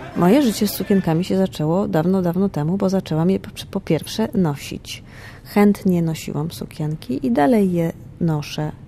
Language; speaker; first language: Polish; native; Polish